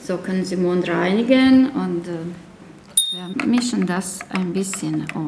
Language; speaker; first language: German; non-native, learner; Bosnian